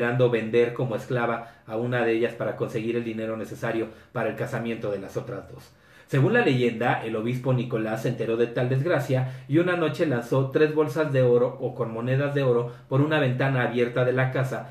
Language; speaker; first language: Spanish; native; Spanish